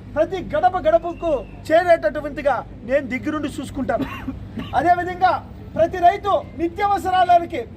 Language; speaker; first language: Telugu; native; Telugu